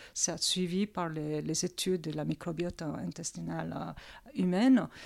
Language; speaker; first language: French; early bilingual, other home language; Korean